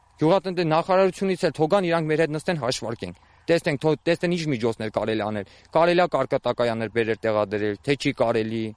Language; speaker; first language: Armenian; native; Armenian